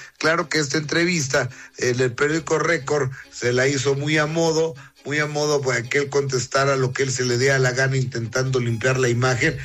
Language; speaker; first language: Spanish; native; Spanish